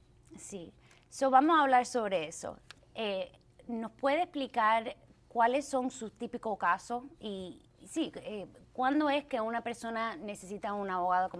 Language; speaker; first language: Spanish; early bilingual, heritage; Spanish